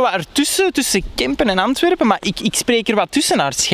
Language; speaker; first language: Dutch; native; Dutch